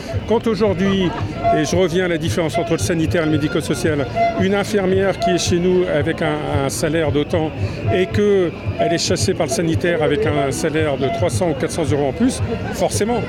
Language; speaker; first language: French; native; French